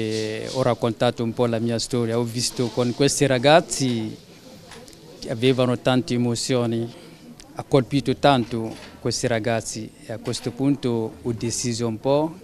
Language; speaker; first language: Italian; non-native, learner; French